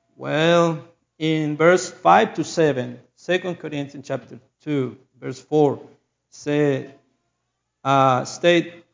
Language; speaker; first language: English; non-native, learner; Spanish